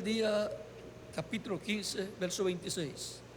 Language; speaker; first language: Portuguese; native; Portuguese